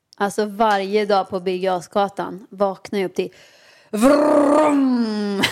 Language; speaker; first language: Swedish; native; Swedish